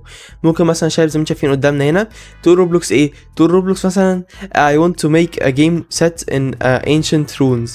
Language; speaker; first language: Arabic; native; Arabic